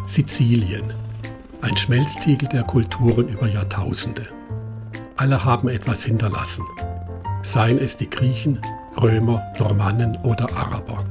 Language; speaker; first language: German; native; German